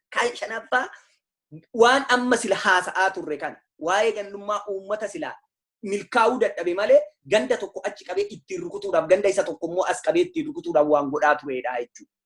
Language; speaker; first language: Oromo; native; Oromo